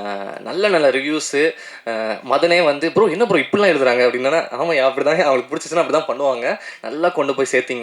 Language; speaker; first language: Tamil; native; Tamil